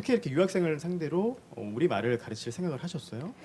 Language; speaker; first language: Korean; native; Korean